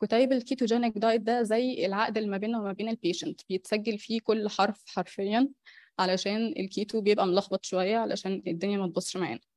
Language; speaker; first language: Arabic; native; Arabic